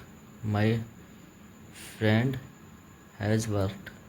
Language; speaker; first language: English; non-native, learner; Hindi